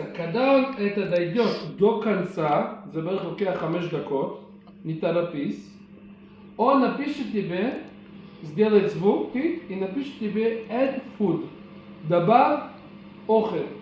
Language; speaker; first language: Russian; early bilingual, heritage; Russian